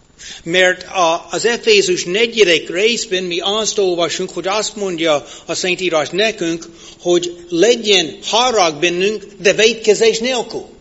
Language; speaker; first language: Hungarian; non-native, fluent; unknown